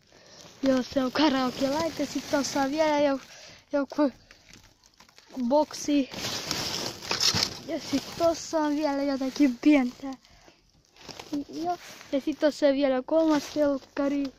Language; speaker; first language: Finnish; early bilingual, other home language; Russian